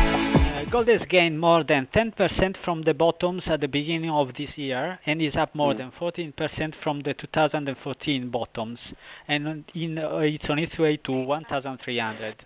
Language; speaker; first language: English; non-native, fluent; Italian